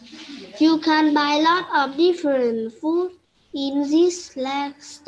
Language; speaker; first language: English; non-native, learner; Vietnamese